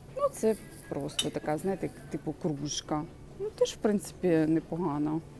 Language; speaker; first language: Ukrainian; non-native, local second language; Russian